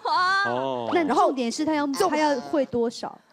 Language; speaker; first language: Chinese; native; Chinese